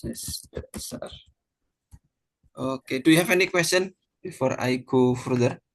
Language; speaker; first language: English; non-native, fluent; Indonesian